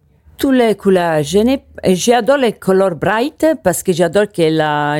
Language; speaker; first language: French; non-native, learner; Italian